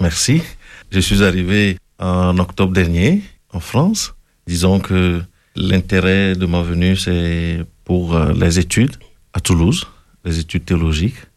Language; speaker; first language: French; non-native, local second language; Ewe